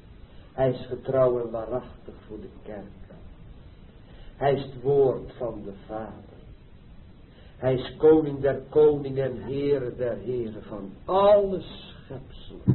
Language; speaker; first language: Dutch; native; Dutch